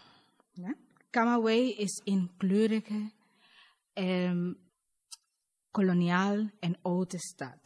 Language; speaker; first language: Dutch; non-native, fluent; Spanish